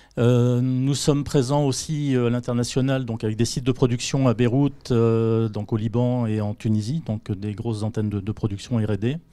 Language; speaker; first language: French; native; French